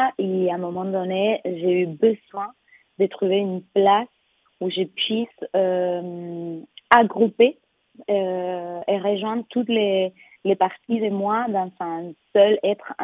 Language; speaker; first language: French; non-native, fluent; Spanish